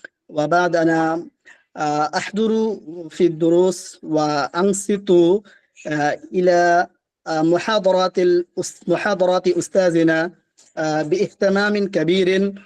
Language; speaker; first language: Arabic; non-native, learner; Bangla